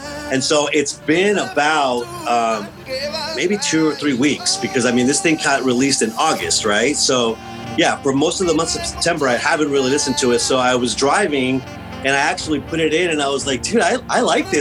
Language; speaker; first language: English; native; English